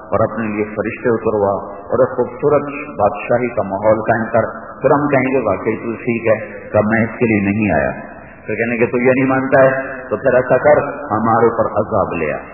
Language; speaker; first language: Urdu; non-native, local second language; Punjabi